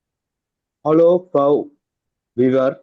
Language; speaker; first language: German; non-native, learner; Bangla